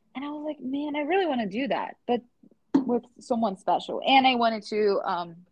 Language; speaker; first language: English; non-native, fluent; Portuguese